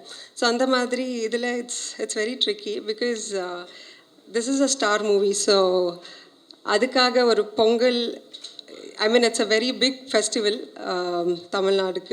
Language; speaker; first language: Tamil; non-native, learner; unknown